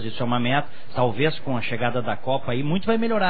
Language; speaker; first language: Portuguese; native; Portuguese